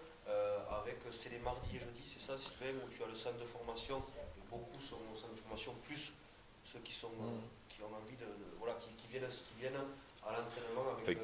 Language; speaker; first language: French; native; French